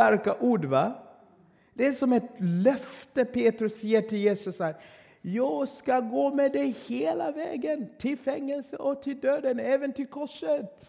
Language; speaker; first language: Swedish; non-native, fluent; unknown